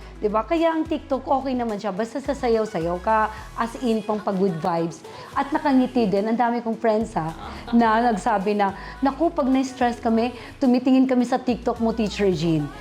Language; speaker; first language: Filipino; non-native, local second language; Cebuano